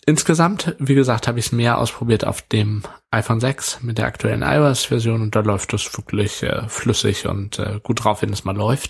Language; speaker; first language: German; native; German